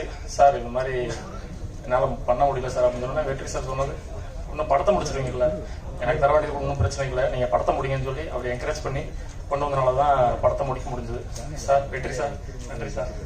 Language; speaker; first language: Tamil; native; Tamil